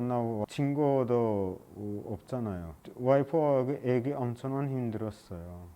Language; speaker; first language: Korean; non-native, learner; Persian